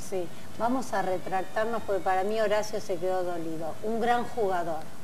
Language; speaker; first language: Spanish; native; Spanish